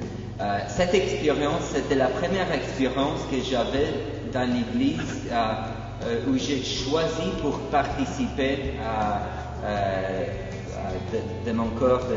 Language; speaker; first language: French; non-native, fluent; Polish